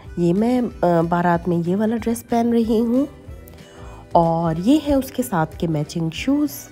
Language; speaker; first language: Urdu; native; Urdu